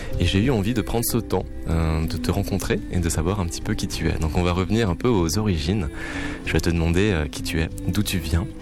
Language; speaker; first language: French; native; French